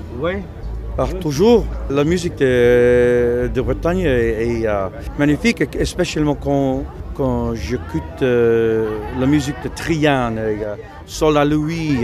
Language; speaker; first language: French; non-native, learner; English